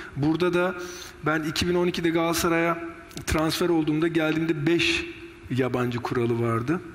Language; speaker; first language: Turkish; early bilingual, heritage; Turkish